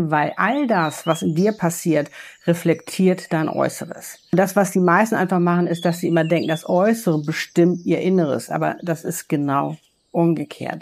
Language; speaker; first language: German; native; German